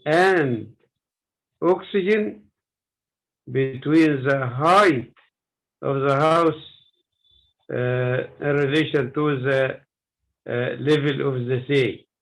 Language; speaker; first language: English; non-native, learner; Arabic